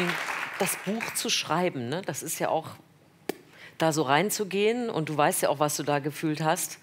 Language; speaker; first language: German; native; German